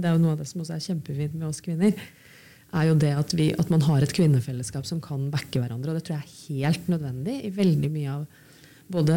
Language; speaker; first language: Norwegian; native; Norwegian